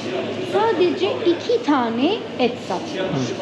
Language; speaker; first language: Turkish; non-native, fluent; Arabic